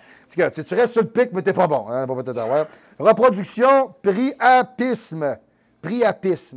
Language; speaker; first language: French; native; French